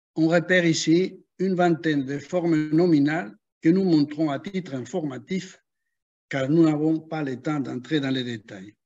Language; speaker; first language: French; non-native, fluent; Spanish